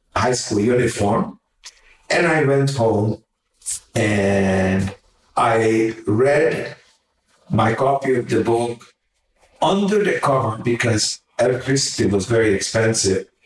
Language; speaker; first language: English; non-native, fluent; Hungarian